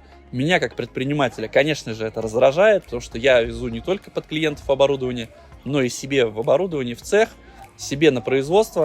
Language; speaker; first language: Russian; native; Russian